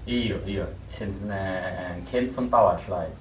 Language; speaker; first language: German; early bilingual, heritage; German